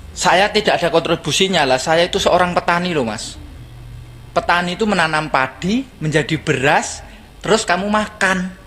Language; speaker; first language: Indonesian; non-native, local second language; Javanese